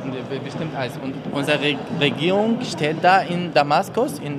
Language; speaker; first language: German; non-native, learner; Arabic